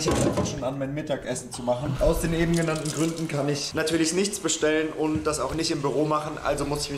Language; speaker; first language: German; native; German